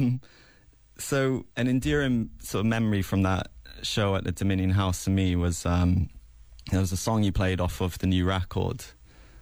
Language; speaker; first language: English; native; English